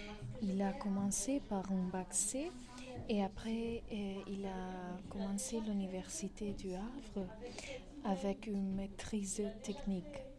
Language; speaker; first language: French; non-native, learner; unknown